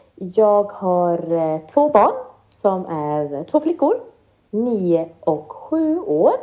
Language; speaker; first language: Swedish; early bilingual, other home language; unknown